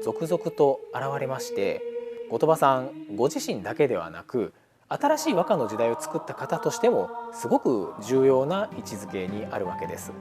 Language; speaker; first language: Japanese; native; Japanese